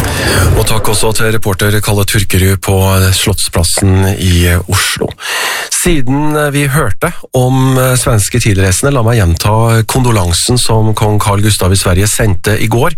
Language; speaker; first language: Norwegian; native; Norwegian